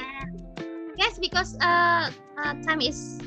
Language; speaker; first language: English; non-native, fluent; Indonesian